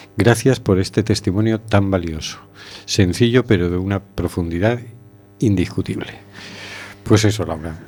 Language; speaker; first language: Spanish; native; Spanish